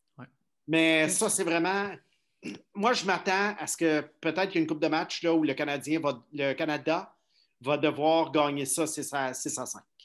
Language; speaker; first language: French; native; French